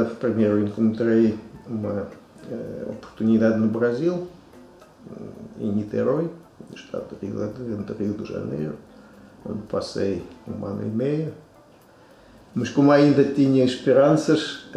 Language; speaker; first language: Portuguese; non-native, fluent; Russian